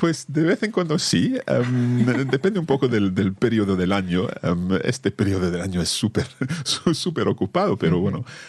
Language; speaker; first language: Spanish; non-native, fluent; English